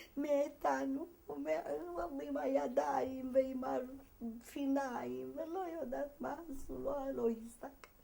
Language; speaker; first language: Hebrew; non-native, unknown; Hungarian